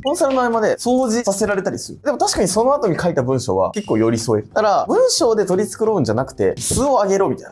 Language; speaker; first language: Japanese; native; Japanese